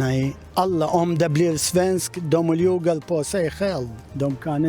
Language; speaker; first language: Swedish; non-native, learner; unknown